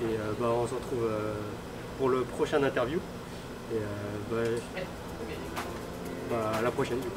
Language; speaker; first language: French; early bilingual, other home language; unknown